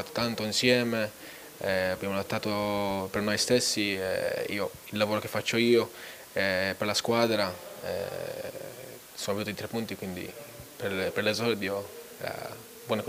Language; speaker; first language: Italian; non-native, fluent; Maltese